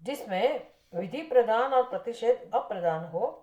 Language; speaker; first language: Hindi; non-native, local second language; Gujarati